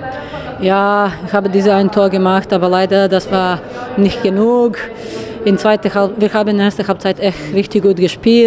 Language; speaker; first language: German; non-native, learner; Serbian